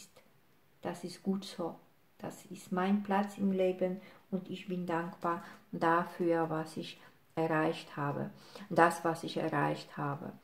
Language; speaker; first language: German; non-native, fluent; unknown